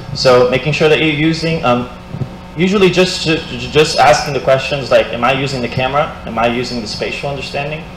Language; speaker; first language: English; non-native, fluent; Portuguese